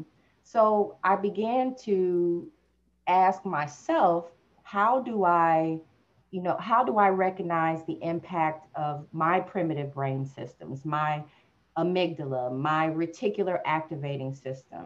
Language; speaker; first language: English; native; English